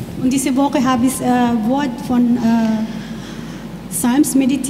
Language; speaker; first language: German; non-native, learner; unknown